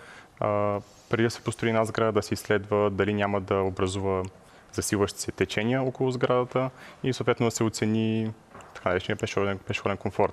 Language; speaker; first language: Bulgarian; native; Bulgarian